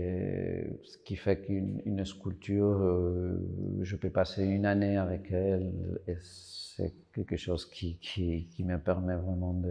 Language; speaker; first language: French; non-native, fluent; Spanish